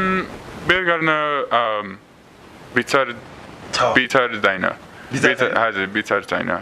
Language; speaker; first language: Nepali; non-native, learner; English